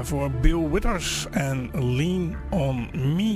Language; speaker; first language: Dutch; native; Dutch